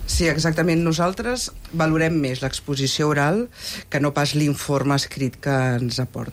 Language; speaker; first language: Catalan; native; Catalan